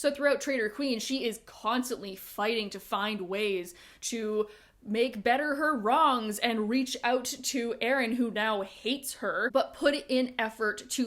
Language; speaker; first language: English; native; English